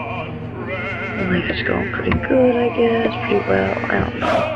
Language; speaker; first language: English; native; English